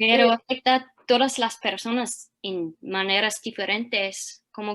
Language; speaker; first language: Spanish; early bilingual, heritage; English